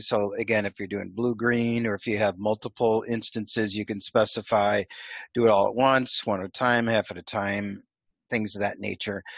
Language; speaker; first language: English; native; English